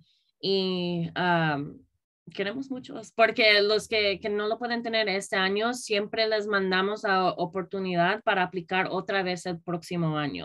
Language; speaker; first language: Spanish; early bilingual, other home language; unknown